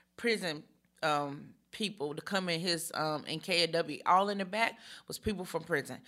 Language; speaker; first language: English; early bilingual, other home language; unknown